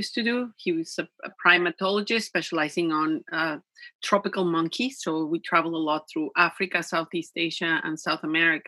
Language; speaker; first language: English; non-native, fluent; Spanish